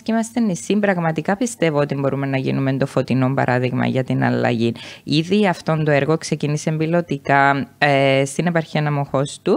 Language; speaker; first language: Greek; native; Greek